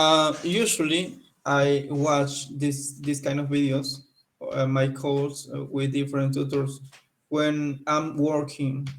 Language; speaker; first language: English; non-native, learner; Spanish